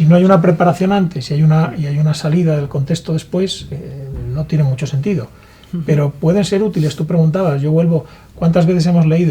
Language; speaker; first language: Spanish; native; Spanish